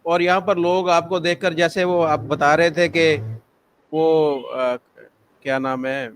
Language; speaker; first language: Urdu; non-native, local second language; Punjabi